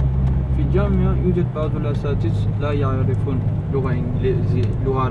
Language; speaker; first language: Arabic; non-native, learner; Turkish